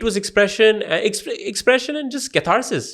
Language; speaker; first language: English; non-native, local second language; Urdu